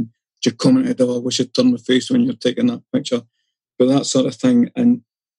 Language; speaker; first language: English; native; English